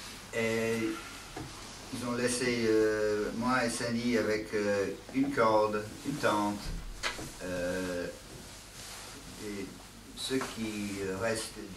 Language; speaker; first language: French; non-native, learner; English